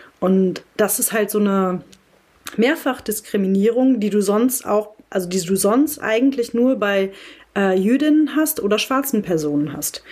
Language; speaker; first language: German; early bilingual, other home language; Kurdish